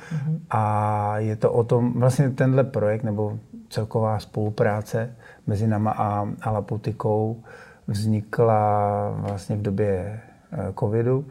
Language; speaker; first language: Czech; native; Czech